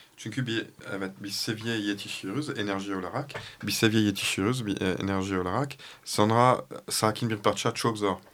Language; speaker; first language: Turkish; non-native, fluent; French